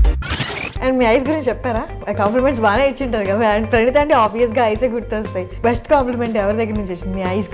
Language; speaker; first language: Telugu; native; Telugu